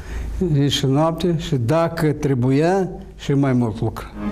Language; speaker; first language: Romanian; non-native, local second language; Russian